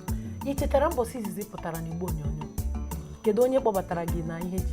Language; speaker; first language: Igbo; native; Igbo